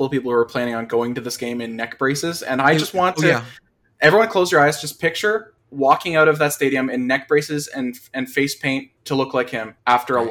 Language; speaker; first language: English; native; English